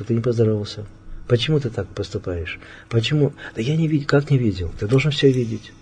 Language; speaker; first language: Russian; native; Russian